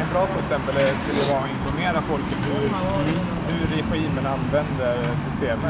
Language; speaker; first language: Swedish; non-native, fluent; Arabic